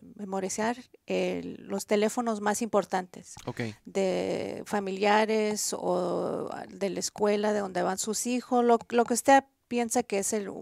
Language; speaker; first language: Spanish; early bilingual, heritage; Spanish